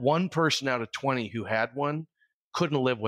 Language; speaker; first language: English; native; English